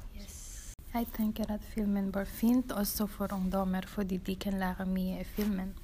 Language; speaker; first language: Norwegian; non-native, learner; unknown